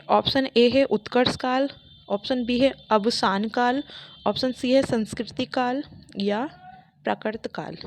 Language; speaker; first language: Hindi; native; Hindi